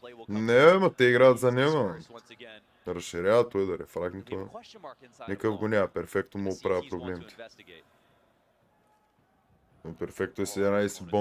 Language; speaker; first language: Bulgarian; native; Bulgarian